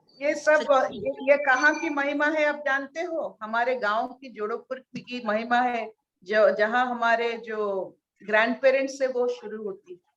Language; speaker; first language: Hindi; non-native, local second language; Odia